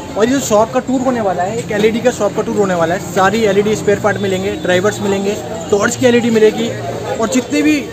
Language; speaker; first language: Hindi; native; Hindi